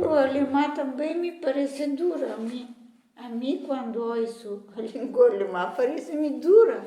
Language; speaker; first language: Portuguese; non-native, fluent; Bulgarian